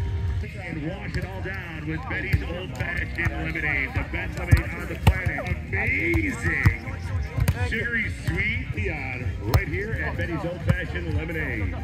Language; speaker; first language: English; native; English